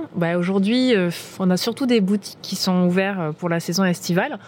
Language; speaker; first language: French; native; French